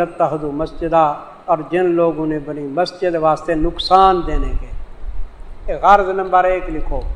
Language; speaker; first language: Urdu; non-native, local second language; Saraiki